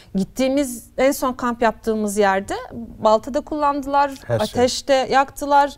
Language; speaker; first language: Turkish; native; Turkish